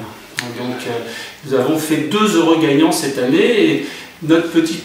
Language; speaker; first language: French; native; French